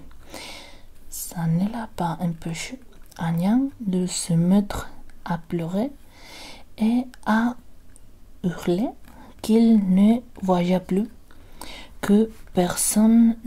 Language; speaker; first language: French; non-native, learner; Spanish